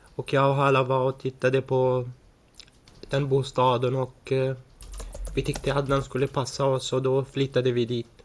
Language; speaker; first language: Swedish; early bilingual, other home language; Arabic